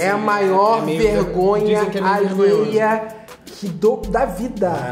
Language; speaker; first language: Portuguese; native; Portuguese